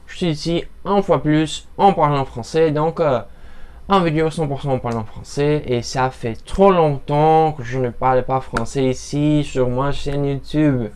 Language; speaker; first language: French; non-native, learner; Portuguese